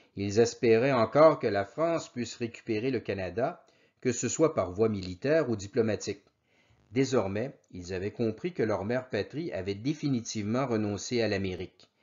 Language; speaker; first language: French; native; French